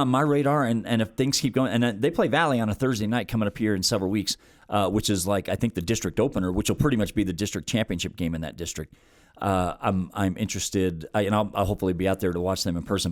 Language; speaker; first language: English; native; English